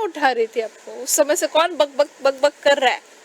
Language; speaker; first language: Hindi; native; Hindi